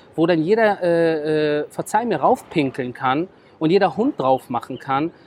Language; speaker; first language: German; native; German